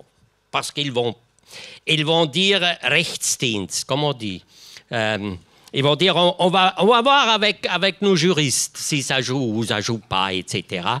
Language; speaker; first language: French; non-native, local second language; German